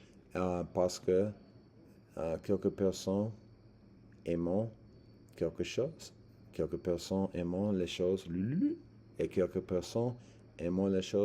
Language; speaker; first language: French; non-native, learner; English